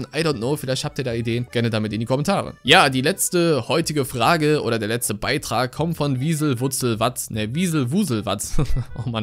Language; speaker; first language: German; native; German